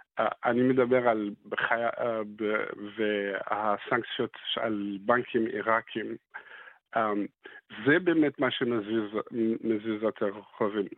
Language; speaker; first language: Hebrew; non-native, fluent; Arabic